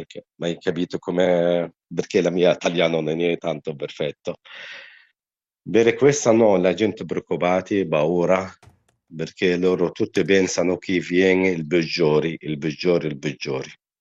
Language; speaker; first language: Italian; non-native, learner; Arabic